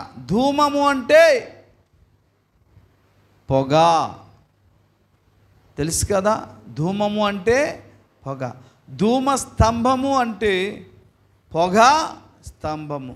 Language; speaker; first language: Telugu; native; Telugu